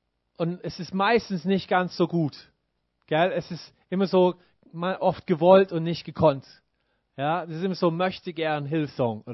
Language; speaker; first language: German; non-native, fluent; English